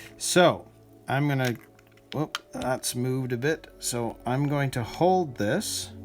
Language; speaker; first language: English; native; English